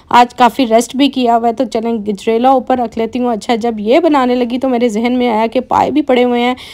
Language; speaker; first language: Urdu; native; Urdu